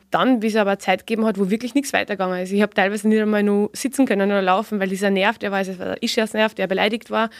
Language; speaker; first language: German; native; German